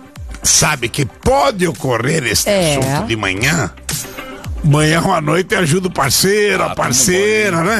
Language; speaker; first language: Portuguese; native; Portuguese